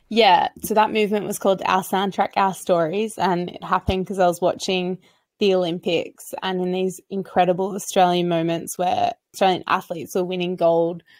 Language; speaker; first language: English; native; English